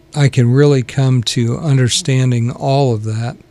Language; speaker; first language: English; native; English